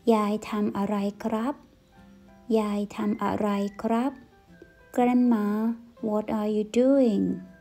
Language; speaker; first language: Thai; native; Thai